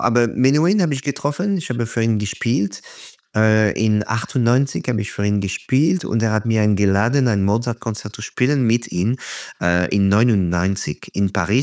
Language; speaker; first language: German; non-native, fluent; French